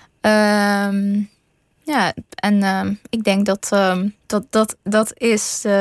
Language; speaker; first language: Dutch; non-native, fluent; Persian